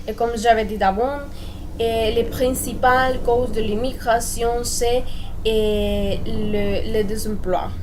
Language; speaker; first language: French; non-native, learner; Spanish